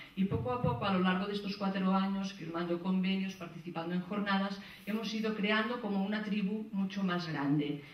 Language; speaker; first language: Spanish; non-native, local second language; Catalan